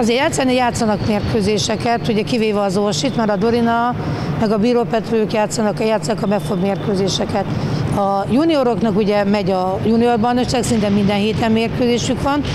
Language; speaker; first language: Hungarian; native; Hungarian